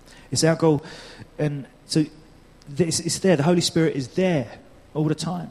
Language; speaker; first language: English; native; English